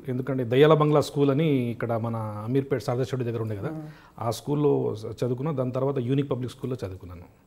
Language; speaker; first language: Telugu; non-native, local second language; Urdu